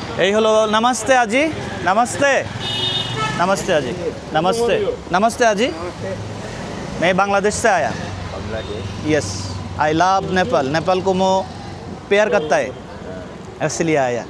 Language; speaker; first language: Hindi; non-native, learner; Bangla